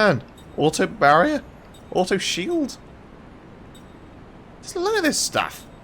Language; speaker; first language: English; native; English